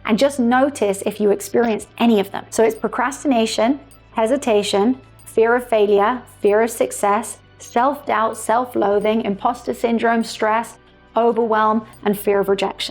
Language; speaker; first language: English; native; English